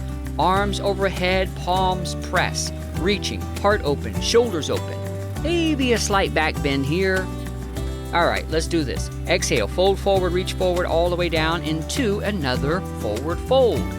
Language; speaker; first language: English; native; English